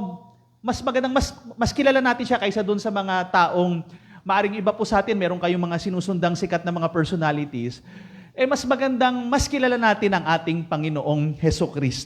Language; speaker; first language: Filipino; native; Filipino